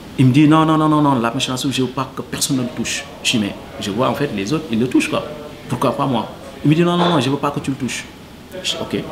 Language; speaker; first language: French; non-native, local second language; Wolof